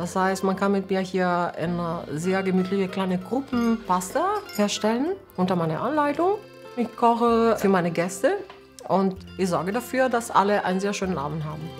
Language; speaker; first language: German; non-native, fluent; Italian